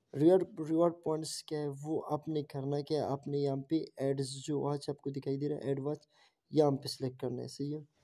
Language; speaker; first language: Urdu; non-native, local second language; Baluchi